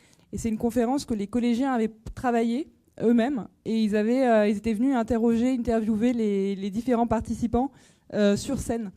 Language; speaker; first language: French; native; French